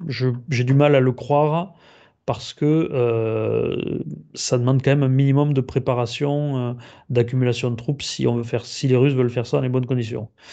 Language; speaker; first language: French; native; French